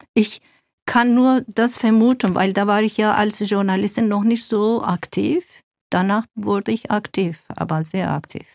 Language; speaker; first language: German; non-native, fluent; Zaza